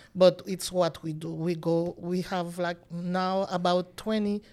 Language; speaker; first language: English; non-native, learner; Haitian Creole